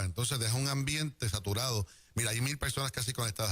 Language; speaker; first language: Spanish; native; Spanish